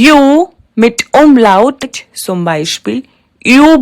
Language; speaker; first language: German; non-native, fluent; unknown